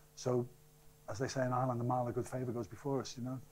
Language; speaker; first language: English; native; English